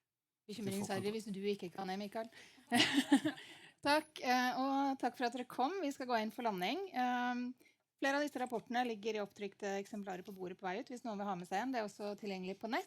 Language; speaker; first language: Norwegian; native; Norwegian